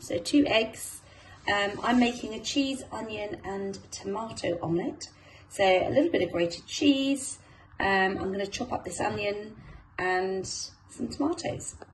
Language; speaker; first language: English; native; English